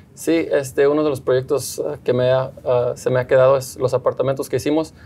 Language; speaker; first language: Spanish; early bilingual, heritage; Spanish